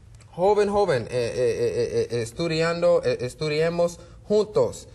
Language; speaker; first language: Spanish; non-native, learner; English